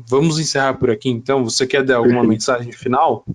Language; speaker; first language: Portuguese; native; Portuguese